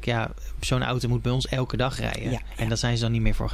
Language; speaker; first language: Dutch; native; Dutch